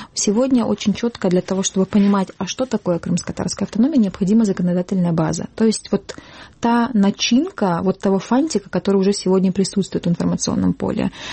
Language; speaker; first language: Russian; non-native, local second language; Crimean Tatar